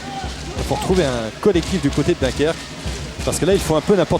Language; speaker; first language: French; native; French